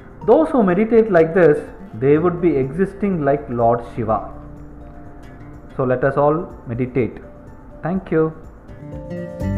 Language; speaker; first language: English; non-native, local second language; Tamil